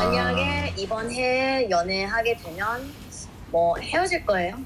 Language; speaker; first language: Korean; non-native, fluent; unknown